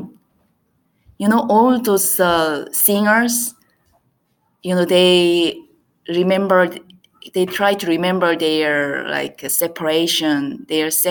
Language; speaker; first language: English; non-native, learner; Korean